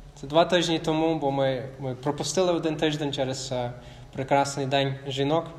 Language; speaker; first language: Ukrainian; non-native, fluent; English